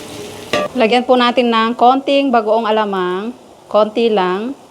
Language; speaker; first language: Filipino; non-native, local second language; Iloko